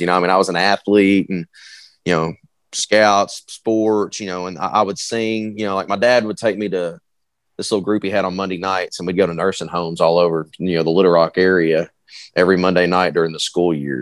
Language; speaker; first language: English; native; English